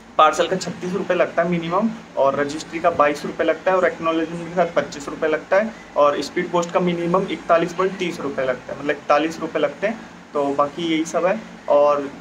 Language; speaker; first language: Hindi; native; Hindi